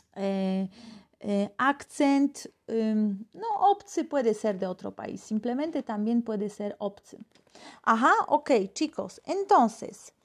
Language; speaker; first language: Spanish; non-native, fluent; Polish